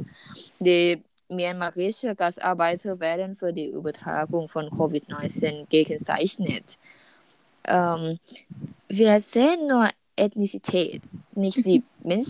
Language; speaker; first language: German; non-native, learner; Thai